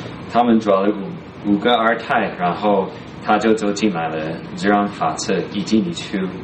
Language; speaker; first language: Chinese; non-native, fluent; English